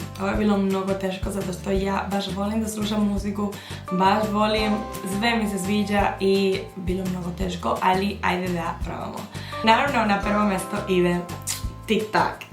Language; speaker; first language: Bosnian; early bilingual, heritage; Bosnian